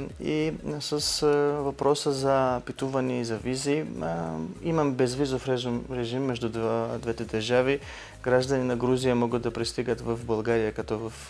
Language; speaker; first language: Bulgarian; non-native, learner; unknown